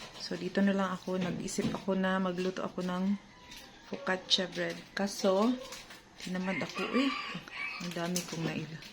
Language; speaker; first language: Filipino; non-native, local second language; Cebuano